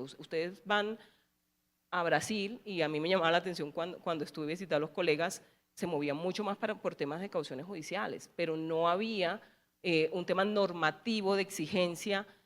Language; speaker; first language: Spanish; native; Spanish